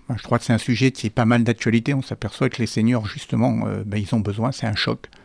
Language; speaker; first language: French; native; French